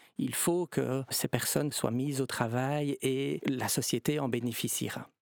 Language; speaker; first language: French; native; French